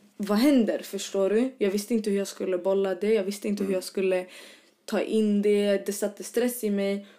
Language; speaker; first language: Swedish; early bilingual, other home language; Arabic